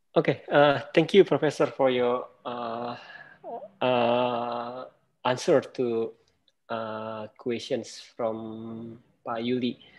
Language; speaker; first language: English; non-native, fluent; Indonesian